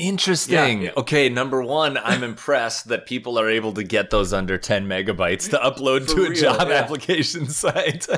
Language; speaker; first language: English; native; English